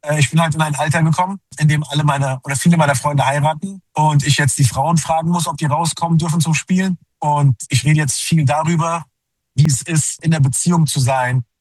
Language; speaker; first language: German; native; German